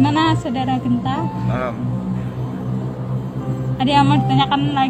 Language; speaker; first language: Indonesian; native; Indonesian